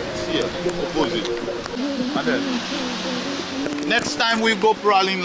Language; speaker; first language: English; non-native, local second language; Seselwa Creole French